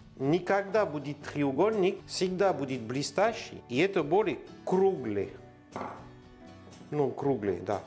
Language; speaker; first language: Russian; non-native, learner; French